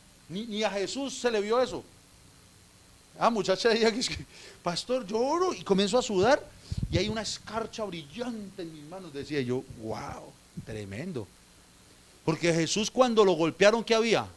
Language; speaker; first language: Spanish; native; Spanish